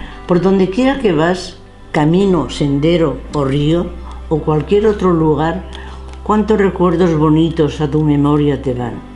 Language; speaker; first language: Spanish; non-native, local second language; Catalan